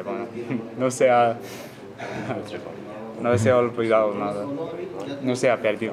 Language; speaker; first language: Spanish; non-native, learner; English